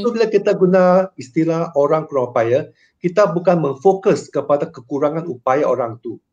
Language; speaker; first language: Malay; non-native, local second language; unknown